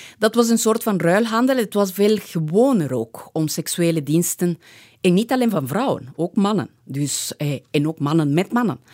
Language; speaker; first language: Dutch; non-native, fluent; Spanish